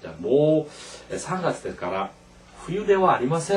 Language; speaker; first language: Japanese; non-native, fluent; Korean